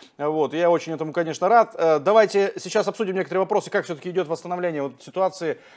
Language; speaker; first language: Russian; native; Russian